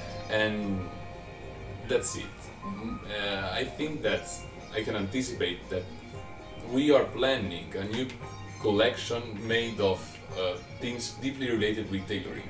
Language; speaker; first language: English; non-native, fluent; Italian